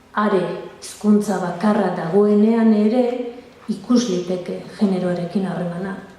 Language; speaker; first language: Basque; native; Basque